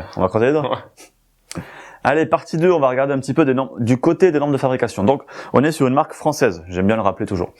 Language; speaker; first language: French; native; French